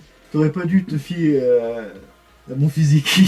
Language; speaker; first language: French; native; French